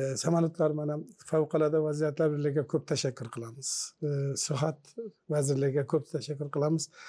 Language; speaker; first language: Uzbek; early bilingual, heritage; Uzbek